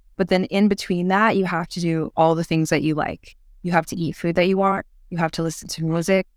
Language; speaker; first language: English; native; English